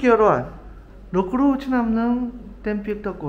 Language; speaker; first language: Korean; native; Korean